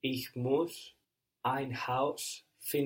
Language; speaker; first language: German; non-native, learner; English